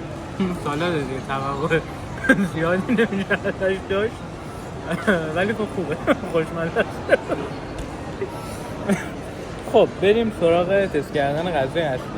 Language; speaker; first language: Persian; native; Persian